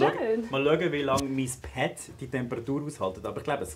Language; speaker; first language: German; native; German